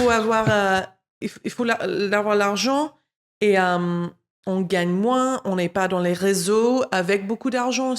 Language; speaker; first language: French; non-native, fluent; English